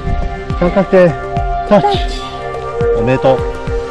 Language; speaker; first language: Japanese; native; Japanese